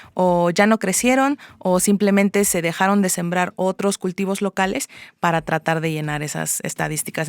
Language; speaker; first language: Spanish; native; Spanish